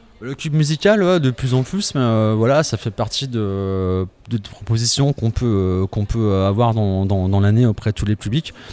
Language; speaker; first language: French; native; French